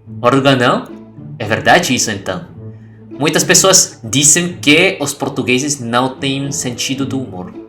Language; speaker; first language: Portuguese; non-native, learner; Indonesian